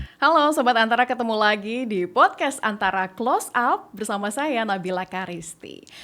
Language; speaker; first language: Indonesian; native; Indonesian